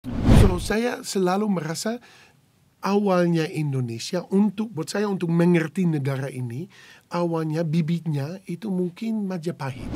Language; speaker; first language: Indonesian; non-native, fluent; Dutch